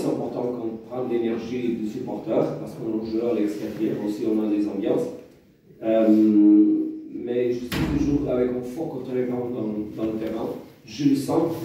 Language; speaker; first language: French; non-native, fluent; Portuguese